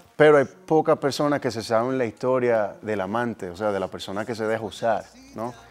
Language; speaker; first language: Spanish; early bilingual, heritage; Spanish